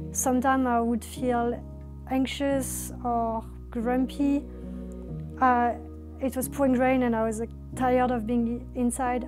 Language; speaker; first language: English; non-native, fluent; French